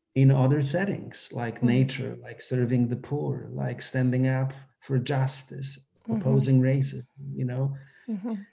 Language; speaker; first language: English; non-native, fluent; Polish